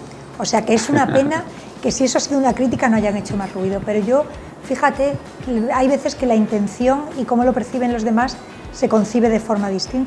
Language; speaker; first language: Spanish; native; Spanish